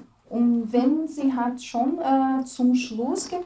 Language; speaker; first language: German; non-native, fluent; Portuguese